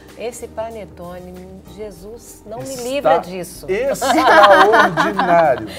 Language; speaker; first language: Portuguese; native; Portuguese